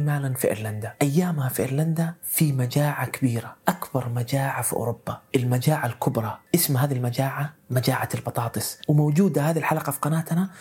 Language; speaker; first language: Arabic; native; Arabic